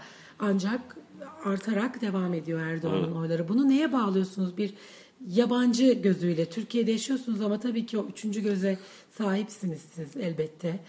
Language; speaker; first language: Turkish; native; Turkish